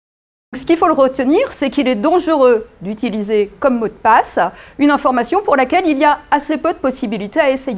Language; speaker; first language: French; native; French